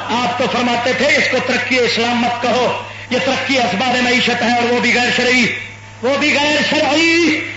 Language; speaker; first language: Urdu; non-native, local second language; Punjabi